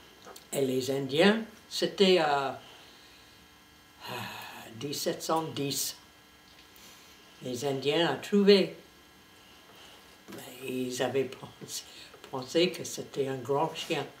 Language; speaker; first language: French; non-native, fluent; English